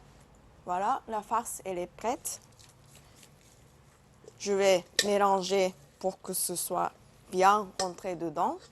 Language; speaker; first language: French; non-native, learner; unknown